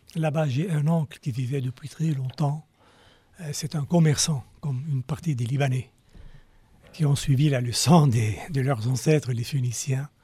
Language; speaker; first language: French; non-native, local second language; Arabic